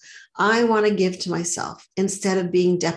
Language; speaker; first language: English; native; English